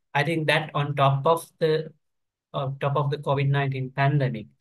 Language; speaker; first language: English; non-native, local second language; Sinhala